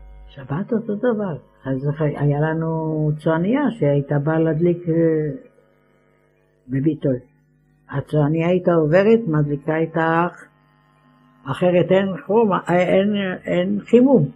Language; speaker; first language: Hebrew; non-native, fluent; Ladino